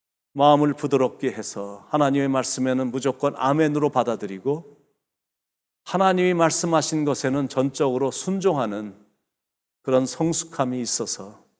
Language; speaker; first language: Korean; native; Korean